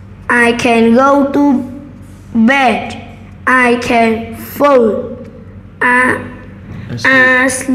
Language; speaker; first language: English; non-native, learner; Vietnamese